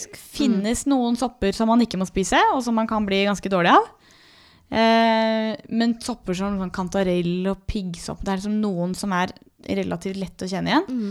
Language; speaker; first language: Norwegian; native; Norwegian